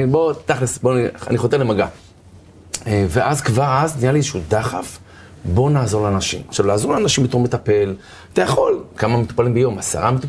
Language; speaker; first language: Hebrew; native; Hebrew